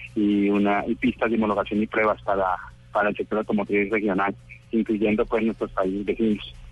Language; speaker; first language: Spanish; native; Spanish